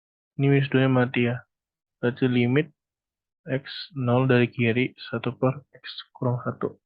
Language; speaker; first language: Indonesian; native; Indonesian